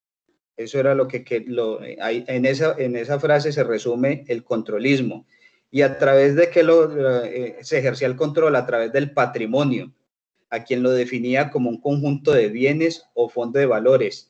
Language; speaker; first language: Spanish; native; Spanish